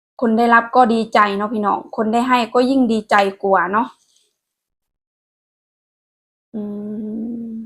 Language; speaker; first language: Thai; non-native, local second language; Lao